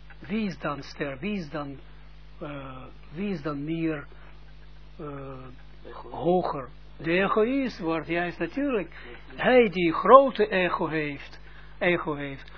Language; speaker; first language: Dutch; non-native, fluent; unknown